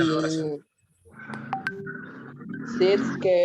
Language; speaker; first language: Spanish; non-native, learner; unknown